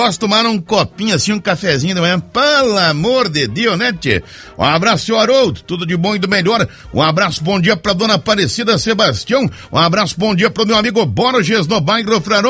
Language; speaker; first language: Portuguese; native; Portuguese